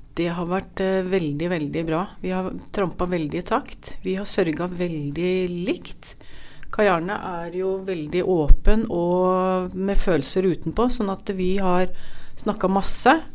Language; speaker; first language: Norwegian; native; Norwegian